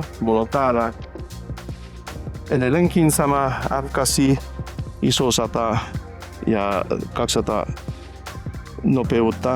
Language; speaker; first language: Finnish; non-native, fluent; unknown